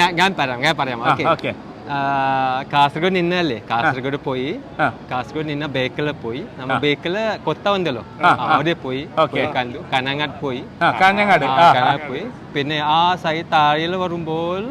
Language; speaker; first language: Malayalam; non-native, learner; Chinese